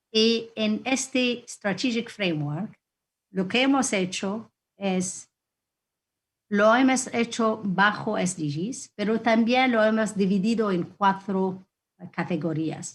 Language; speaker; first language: Spanish; non-native, fluent; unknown